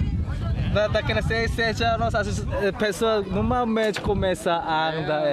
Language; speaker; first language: Portuguese; non-native, learner; Korean